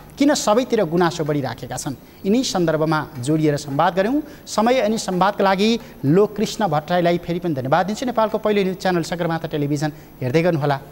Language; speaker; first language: Nepali; native; Nepali